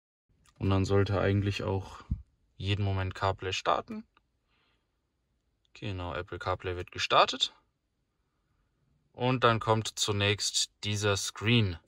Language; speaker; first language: German; native; German